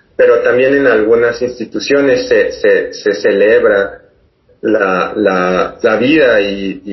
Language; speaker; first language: Spanish; native; Spanish